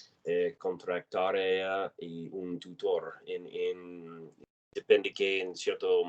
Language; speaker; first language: Spanish; non-native, learner; English